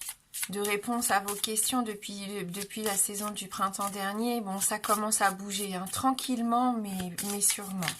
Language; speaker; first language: French; native; French